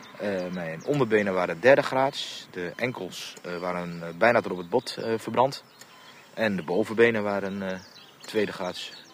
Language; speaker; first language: Dutch; native; Dutch